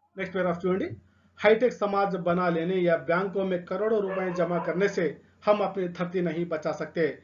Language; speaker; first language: Hindi; non-native, local second language; Telugu